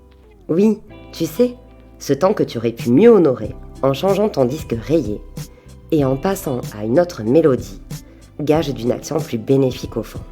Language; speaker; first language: French; native; French